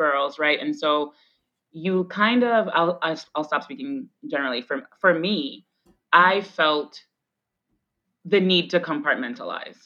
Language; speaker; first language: English; early bilingual, other home language; Spanish